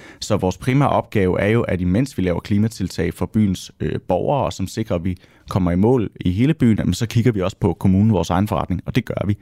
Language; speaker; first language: Danish; native; Danish